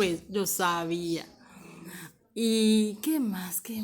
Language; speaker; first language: Spanish; non-native, fluent; Haitian Creole